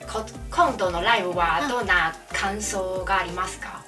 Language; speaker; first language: Japanese; non-native, learner; Chinese